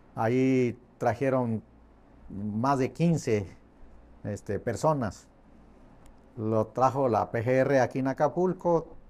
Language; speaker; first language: Spanish; non-native, fluent; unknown